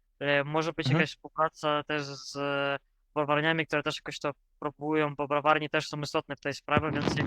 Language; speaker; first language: Polish; non-native, fluent; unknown